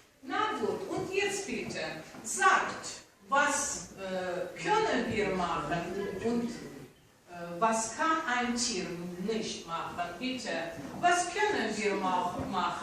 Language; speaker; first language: German; non-native, fluent; Russian